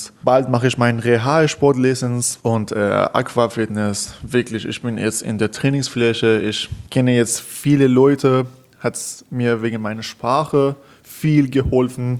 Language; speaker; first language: German; non-native, learner; Persian